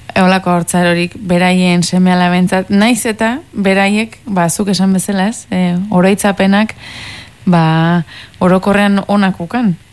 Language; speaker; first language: Basque; native; Basque